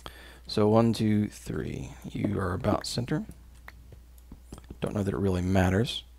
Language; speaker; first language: English; native; English